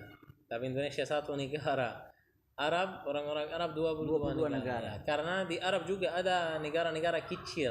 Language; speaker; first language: Indonesian; non-native, learner; Arabic